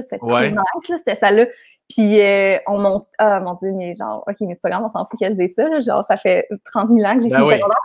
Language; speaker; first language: French; native; French